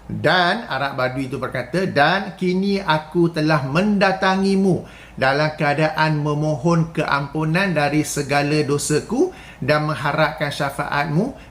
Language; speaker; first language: Malay; native; Malay